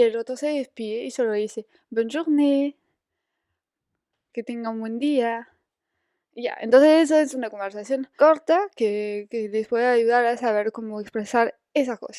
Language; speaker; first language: Spanish; non-native, fluent; French